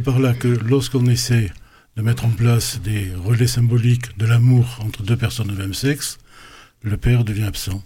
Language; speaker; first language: French; native; French